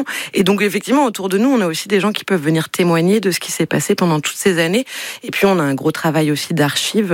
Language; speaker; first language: French; native; French